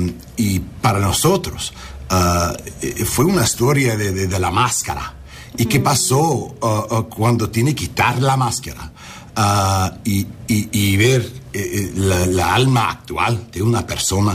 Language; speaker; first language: Spanish; non-native, learner; English